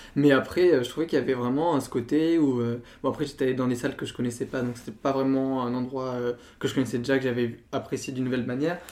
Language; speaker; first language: French; native; French